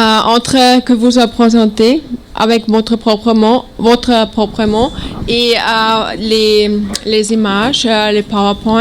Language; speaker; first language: French; non-native, learner; German